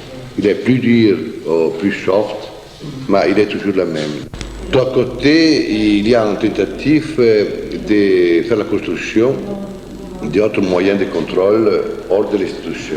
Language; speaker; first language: French; non-native, fluent; Italian